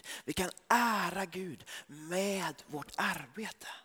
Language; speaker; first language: Swedish; early bilingual, heritage; Swedish